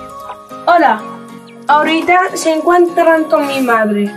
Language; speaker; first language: Spanish; non-native, fluent; French